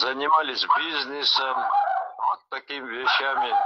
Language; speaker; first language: Russian; non-native, local second language; Abkhazian